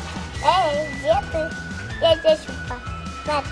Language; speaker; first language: Russian; early bilingual, heritage; Russian